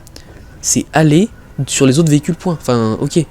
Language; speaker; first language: French; native; French